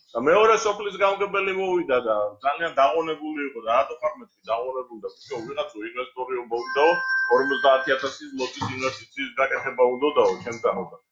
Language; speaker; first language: Georgian; native; Georgian